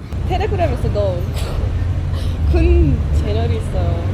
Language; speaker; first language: Korean; non-native, learner; Persian